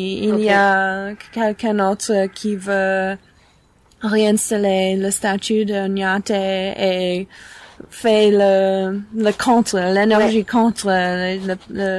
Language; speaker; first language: French; non-native, learner; English